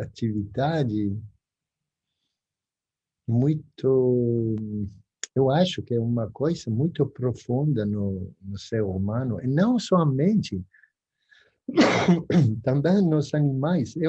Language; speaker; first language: Portuguese; non-native, fluent; Spanish